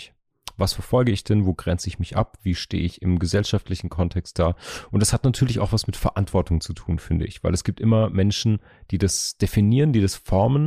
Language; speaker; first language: German; native; German